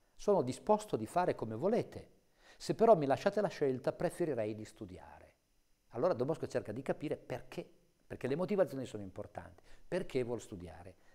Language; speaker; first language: Italian; native; Italian